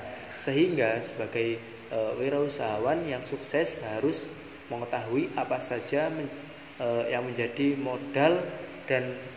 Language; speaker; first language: Indonesian; native; Indonesian